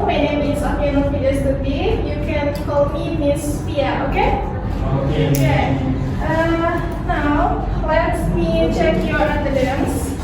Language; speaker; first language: English; non-native, learner; Indonesian